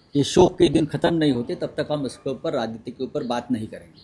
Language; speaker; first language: Hindi; non-native, local second language; Marathi